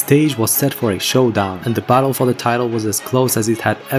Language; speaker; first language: English; native; English